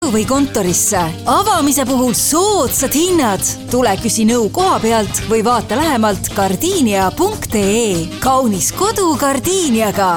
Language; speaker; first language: Estonian; native; Estonian